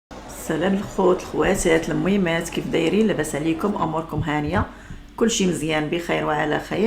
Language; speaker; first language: Arabic; native; Arabic